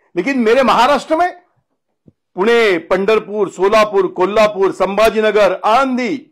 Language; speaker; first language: Hindi; non-native, local second language; Marathi